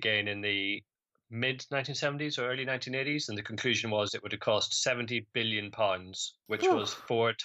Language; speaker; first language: English; native; English